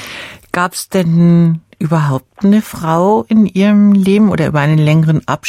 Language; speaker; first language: German; native; German